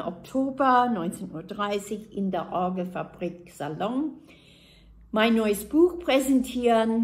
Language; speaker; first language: German; non-native, fluent; English